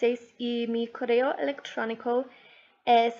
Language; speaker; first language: Spanish; non-native, learner; English